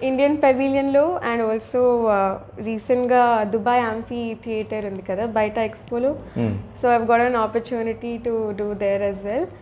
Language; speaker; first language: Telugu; early bilingual, heritage; Telugu